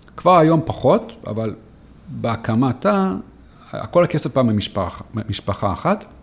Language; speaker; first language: Hebrew; non-native, fluent; English